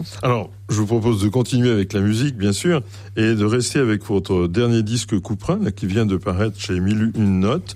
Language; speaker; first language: French; native; French